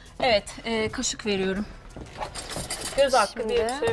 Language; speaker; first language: Turkish; native; Turkish